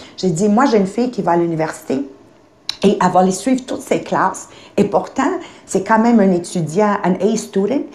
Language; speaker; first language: French; native; French